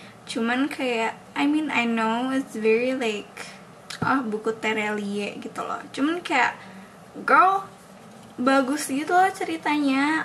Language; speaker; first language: English; non-native, fluent; Indonesian